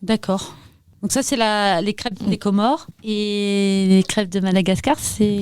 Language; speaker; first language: French; native; French